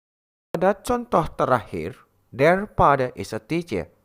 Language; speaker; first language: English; non-native, fluent; Indonesian